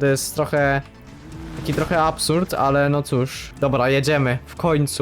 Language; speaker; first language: Polish; native; Polish